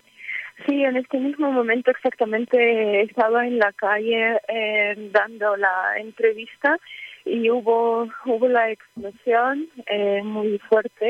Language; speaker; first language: Spanish; early bilingual, heritage; Ukrainian